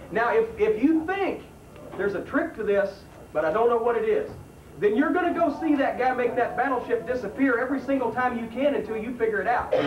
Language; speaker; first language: English; native; English